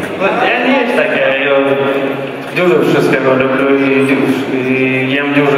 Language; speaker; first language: Polish; non-native, learner; Russian